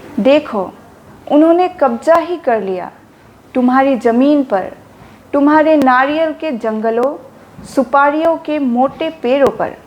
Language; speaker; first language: Hindi; non-native, local second language; Assamese